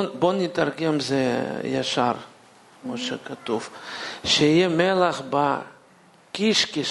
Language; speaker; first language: Hebrew; non-native, fluent; Russian